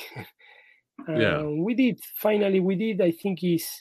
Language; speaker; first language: English; non-native, learner; Spanish